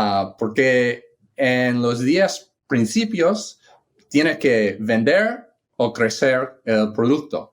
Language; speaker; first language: Spanish; non-native, fluent; English